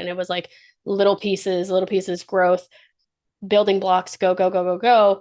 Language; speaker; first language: English; native; English